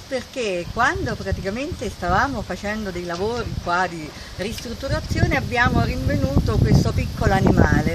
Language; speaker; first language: Italian; native; Italian